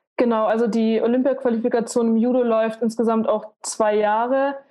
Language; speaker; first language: German; native; German